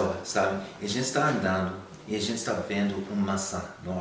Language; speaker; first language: Portuguese; non-native, fluent; English